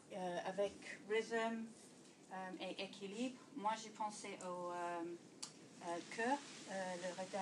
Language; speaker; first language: French; non-native, fluent; English